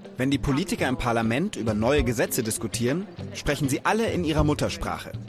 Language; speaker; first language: German; native; German